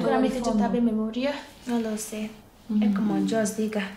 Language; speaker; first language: Spanish; non-native, learner; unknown